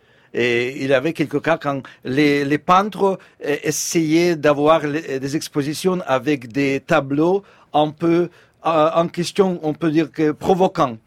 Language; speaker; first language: French; non-native, fluent; Russian